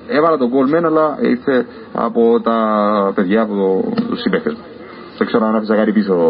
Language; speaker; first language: Greek; native; Greek